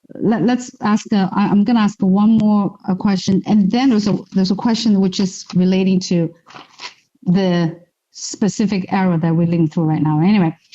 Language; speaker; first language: English; non-native, fluent; Chinese